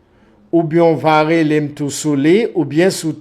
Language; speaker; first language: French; non-native, local second language; Haitian Creole